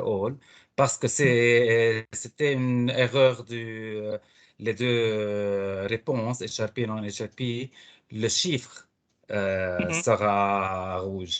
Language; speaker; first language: French; non-native, fluent; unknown